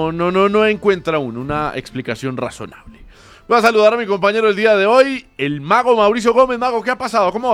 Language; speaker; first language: Spanish; native; Spanish